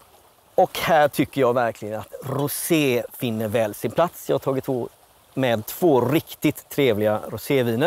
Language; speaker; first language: Swedish; native; Swedish